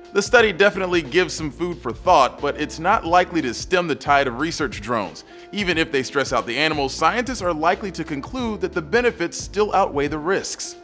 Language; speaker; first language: English; native; English